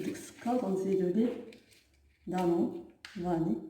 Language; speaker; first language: Arabic; native; Arabic